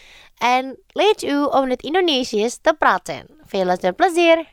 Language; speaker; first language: Dutch; non-native, learner; Indonesian